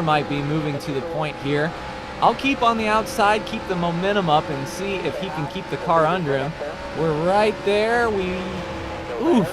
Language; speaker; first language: English; native; English